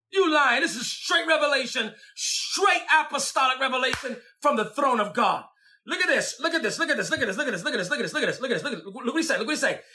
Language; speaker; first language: English; native; English